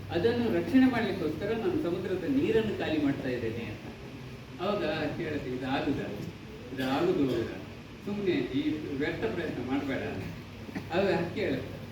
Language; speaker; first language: Kannada; non-native, local second language; Tulu